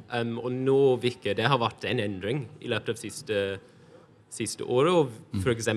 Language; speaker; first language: Norwegian; non-native, fluent; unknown